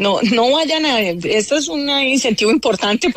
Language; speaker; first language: Spanish; native; Spanish